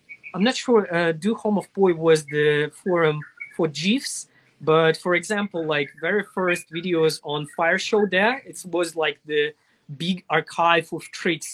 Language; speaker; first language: English; non-native, learner; Russian